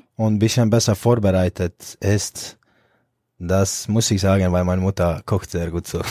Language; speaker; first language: German; non-native, fluent; Croatian